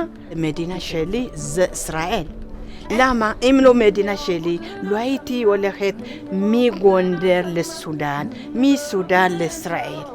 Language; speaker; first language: Hebrew; non-native, fluent; Amharic